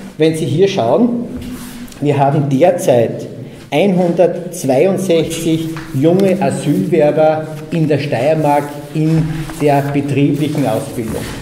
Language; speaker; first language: German; native; German